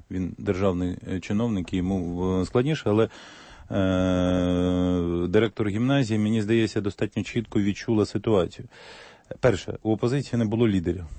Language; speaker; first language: Ukrainian; native; Ukrainian